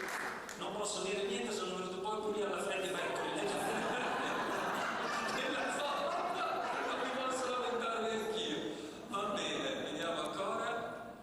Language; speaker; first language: Italian; native; Italian